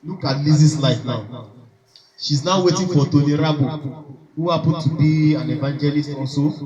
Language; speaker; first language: English; non-native, local second language; Yoruba